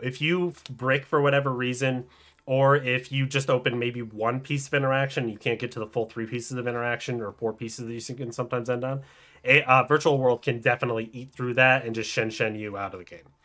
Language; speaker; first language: English; native; English